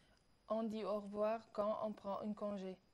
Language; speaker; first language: French; non-native, learner; Arabic